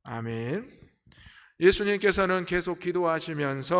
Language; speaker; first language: Korean; native; Korean